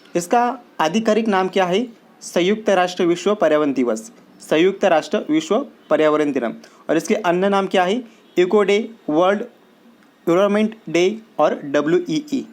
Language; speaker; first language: Hindi; non-native, local second language; Marathi